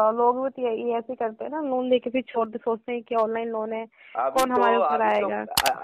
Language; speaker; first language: Hindi; native; Hindi